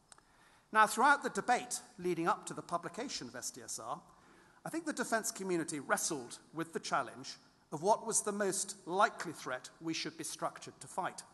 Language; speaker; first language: English; native; English